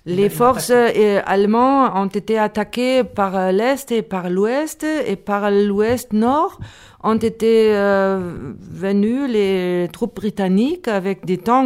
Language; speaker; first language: French; non-native, learner; Spanish